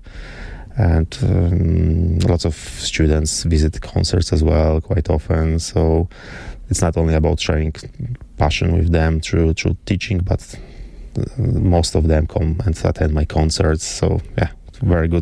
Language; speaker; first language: English; non-native, fluent; Polish